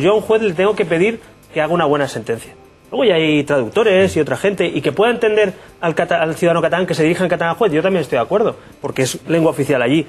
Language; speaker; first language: Spanish; native; Spanish